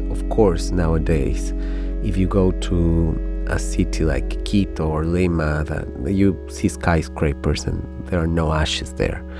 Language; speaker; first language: English; non-native, fluent; Spanish